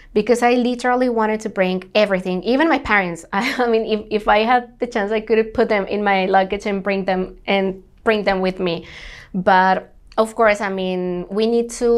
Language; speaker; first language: English; non-native, fluent; Spanish